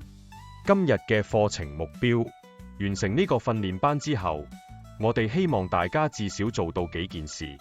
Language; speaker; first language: Cantonese; native; Cantonese